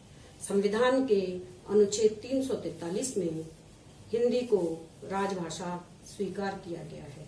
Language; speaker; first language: Hindi; native; Hindi